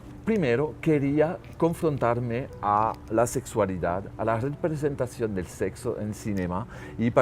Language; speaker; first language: Spanish; non-native, learner; French